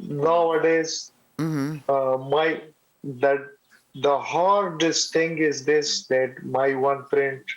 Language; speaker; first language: English; non-native, learner; Pashto